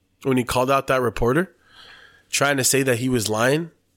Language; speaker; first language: English; native; English